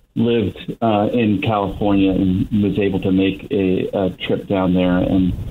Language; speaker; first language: English; native; English